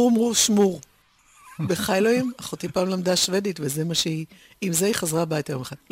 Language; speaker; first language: Hebrew; native; Hebrew